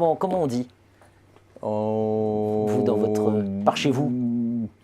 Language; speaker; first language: French; native; French